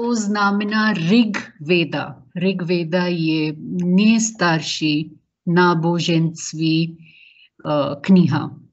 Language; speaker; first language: Czech; non-native, learner; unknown